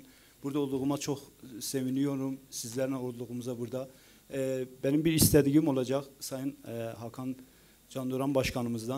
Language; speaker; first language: Turkish; non-native, learner; Azerbaijani